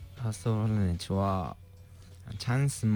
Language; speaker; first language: Japanese; non-native, learner; Korean